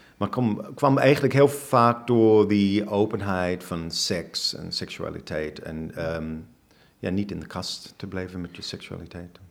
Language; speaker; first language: Dutch; non-native, fluent; English